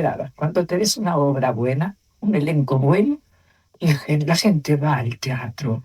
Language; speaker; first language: Spanish; native; Spanish